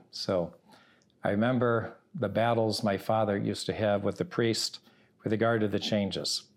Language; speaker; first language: English; early bilingual, other home language; Italian